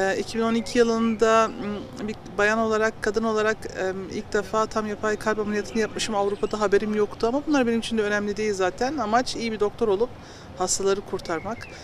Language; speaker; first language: Turkish; early bilingual, heritage; Turkish